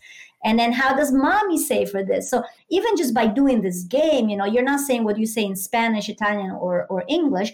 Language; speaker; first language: English; non-native, fluent; Italian